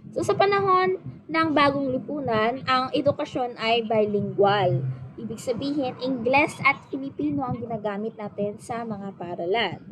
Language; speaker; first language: Filipino; native; Filipino